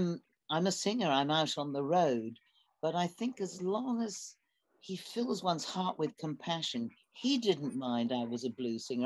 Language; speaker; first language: English; native; English